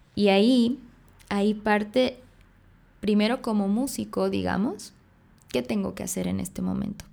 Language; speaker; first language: Spanish; native; Spanish